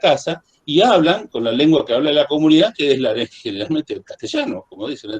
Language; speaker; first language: Spanish; native; Spanish